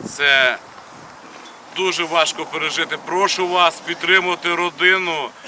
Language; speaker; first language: Ukrainian; native; Ukrainian